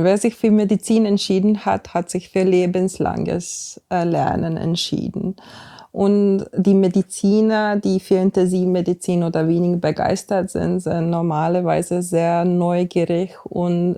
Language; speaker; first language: German; non-native, fluent; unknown